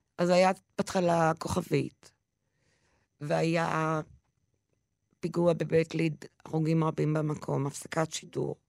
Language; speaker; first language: Hebrew; non-native, local second language; French